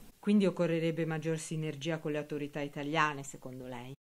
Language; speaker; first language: Italian; native; Italian